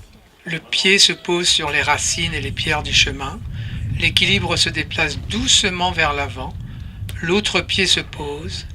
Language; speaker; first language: French; native; French